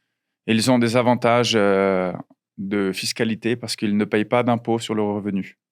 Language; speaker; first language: French; non-native, fluent; Portuguese